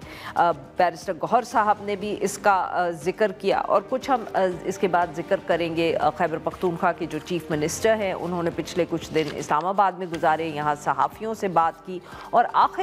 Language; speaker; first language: Urdu; native; Urdu